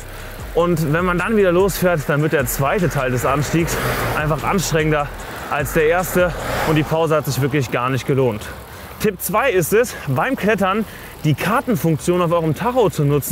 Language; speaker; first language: German; native; German